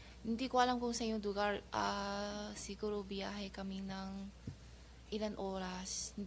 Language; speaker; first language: Filipino; non-native, learner; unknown